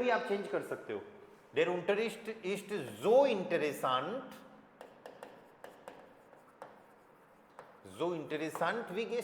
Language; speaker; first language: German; non-native, fluent; Hindi